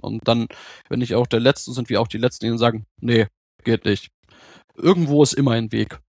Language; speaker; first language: German; native; German